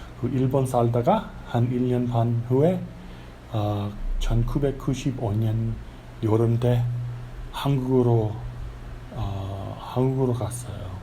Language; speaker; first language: Korean; non-native, learner; English